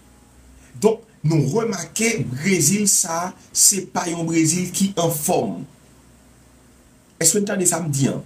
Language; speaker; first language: French; non-native, local second language; Haitian Creole